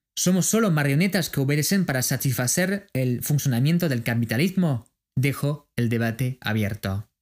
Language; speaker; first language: Spanish; non-native, fluent; French